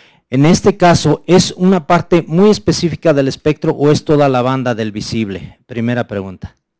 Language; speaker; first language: Spanish; native; Spanish